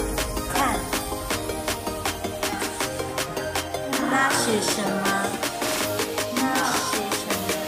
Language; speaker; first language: Chinese; non-native, learner; Filipino